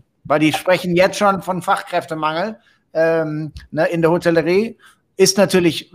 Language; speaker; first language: German; native; German